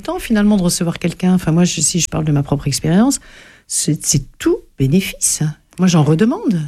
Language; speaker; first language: French; native; French